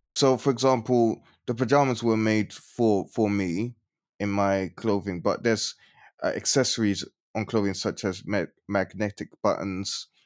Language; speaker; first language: English; native; English